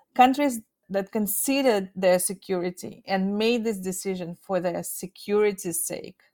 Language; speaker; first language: English; non-native, fluent; Russian